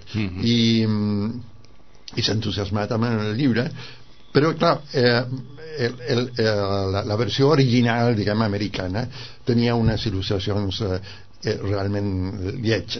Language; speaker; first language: Catalan; non-native, fluent; Spanish